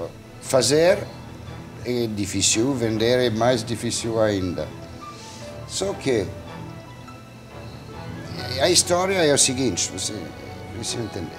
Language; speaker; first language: Portuguese; non-native, fluent; French